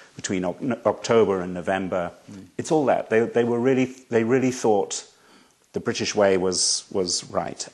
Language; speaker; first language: English; native; English